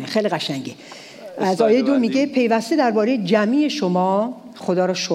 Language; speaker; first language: Persian; native; Persian